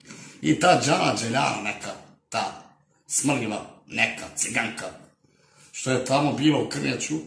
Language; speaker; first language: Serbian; non-native, local second language; Romany